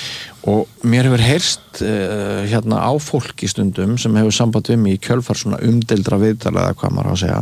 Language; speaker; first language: Icelandic; native; Icelandic